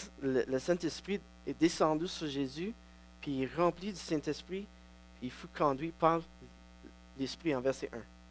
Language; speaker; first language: French; non-native, local second language; English